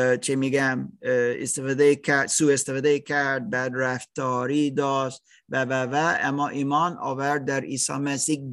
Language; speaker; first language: Persian; non-native, learner; English